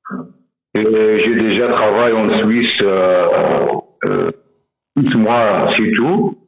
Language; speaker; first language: French; non-native, learner; Arabic